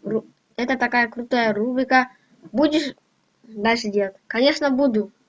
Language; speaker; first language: Russian; non-native, local second language; Kazakh